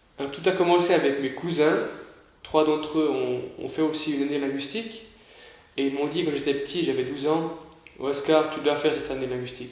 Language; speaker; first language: French; native; French